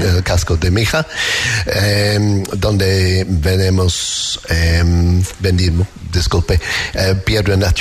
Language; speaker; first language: Spanish; non-native, learner; English